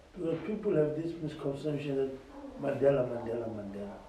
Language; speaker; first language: English; non-native, local second language; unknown